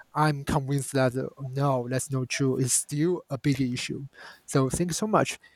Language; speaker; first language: English; non-native, fluent; Chinese